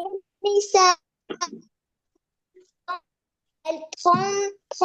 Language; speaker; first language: French; non-native, learner; Arabic